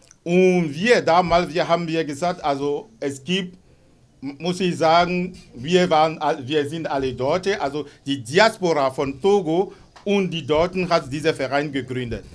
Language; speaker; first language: German; non-native, fluent; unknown